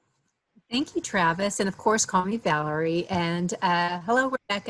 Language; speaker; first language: English; native; English